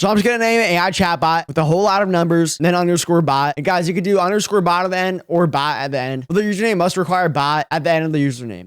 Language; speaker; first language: English; native; English